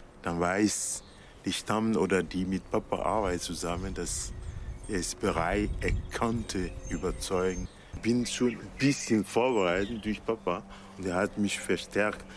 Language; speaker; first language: German; non-native, learner; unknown